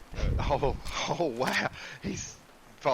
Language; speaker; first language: English; native; English